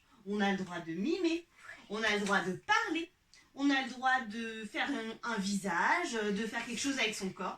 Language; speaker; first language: French; native; French